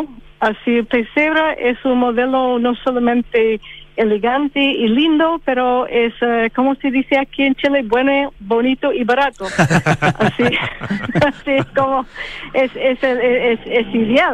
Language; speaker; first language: Spanish; non-native, fluent; English